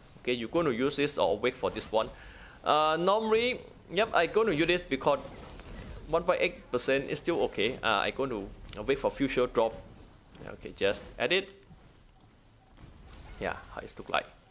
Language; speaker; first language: English; non-native, learner; Thai